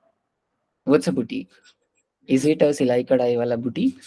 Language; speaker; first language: French; non-native, fluent; Hindi